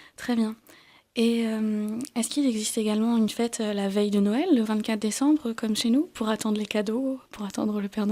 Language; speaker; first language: French; native; French